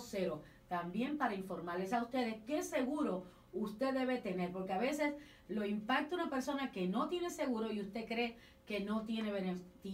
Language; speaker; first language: Spanish; native; Spanish